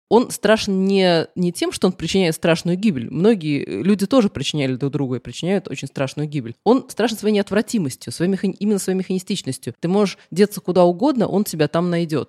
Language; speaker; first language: Russian; native; Russian